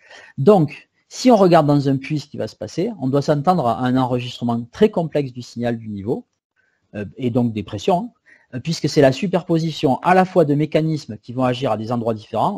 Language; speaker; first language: French; native; French